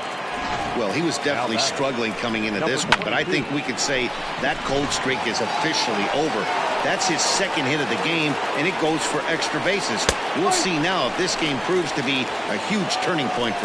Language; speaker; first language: English; native; English